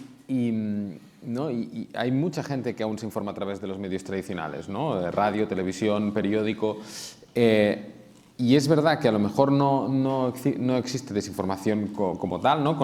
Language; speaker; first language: Spanish; non-native, local second language; Catalan